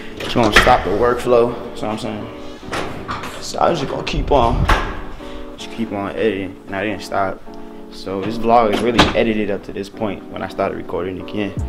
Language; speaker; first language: English; native; English